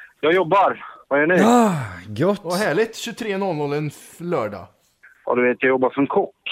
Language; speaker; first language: Swedish; native; Swedish